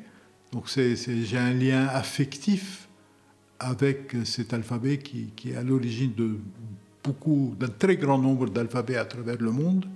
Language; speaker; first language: French; non-native, local second language; Arabic